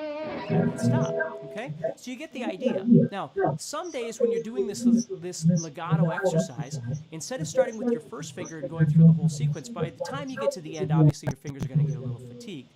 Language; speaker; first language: English; native; English